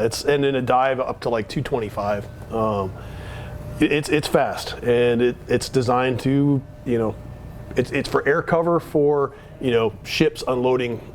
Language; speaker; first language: English; native; English